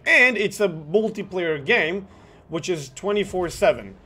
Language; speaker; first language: English; non-native, fluent; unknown